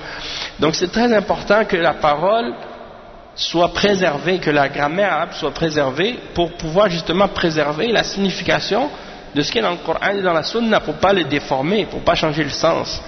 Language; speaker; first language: French; native; French